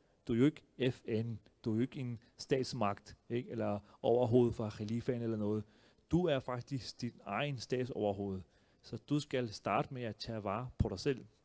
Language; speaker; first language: Danish; early bilingual, other home language; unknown